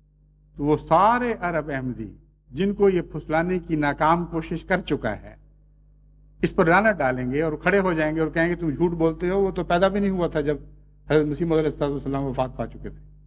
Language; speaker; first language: Urdu; native; Urdu